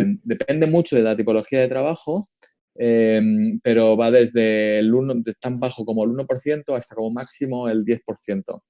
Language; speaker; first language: Spanish; native; Spanish